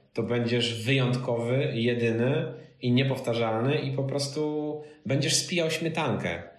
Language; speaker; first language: Polish; native; Polish